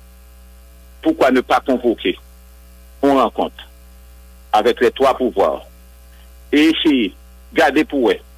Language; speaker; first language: French; non-native, local second language; Haitian Creole